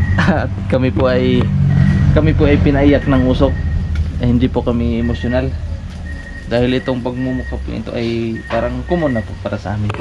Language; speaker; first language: Filipino; non-native, local second language; Cebuano